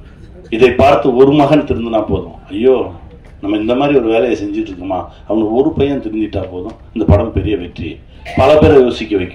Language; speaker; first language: Tamil; native; Tamil